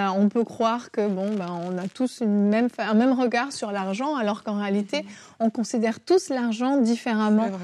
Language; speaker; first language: French; native; French